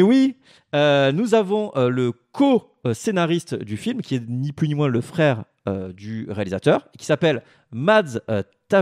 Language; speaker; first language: French; native; French